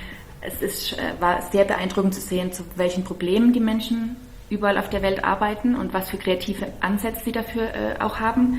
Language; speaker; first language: German; native; German